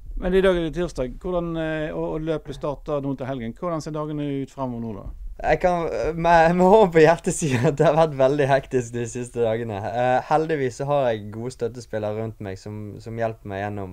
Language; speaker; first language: Norwegian; native; Norwegian